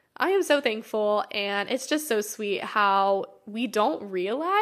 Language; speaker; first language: English; native; English